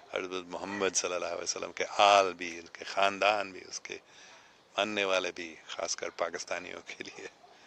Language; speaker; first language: Hindi; non-native, fluent; English